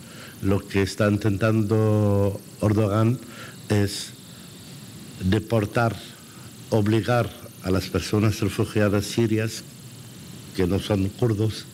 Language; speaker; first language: Spanish; non-native, fluent; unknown